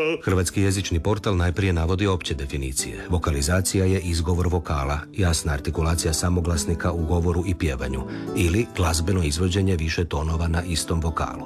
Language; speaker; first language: Serbian; native; Serbian